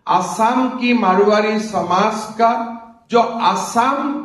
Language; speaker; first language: Hindi; non-native, local second language; Assamese